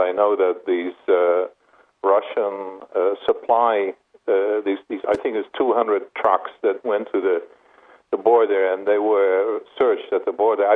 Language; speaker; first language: English; non-native, fluent; Dutch